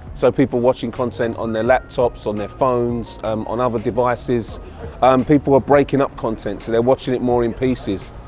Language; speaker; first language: English; native; English